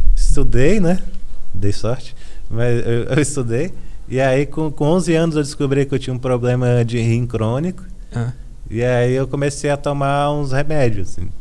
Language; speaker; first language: Portuguese; native; Portuguese